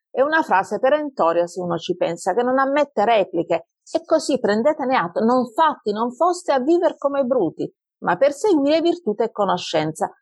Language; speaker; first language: Italian; native; Italian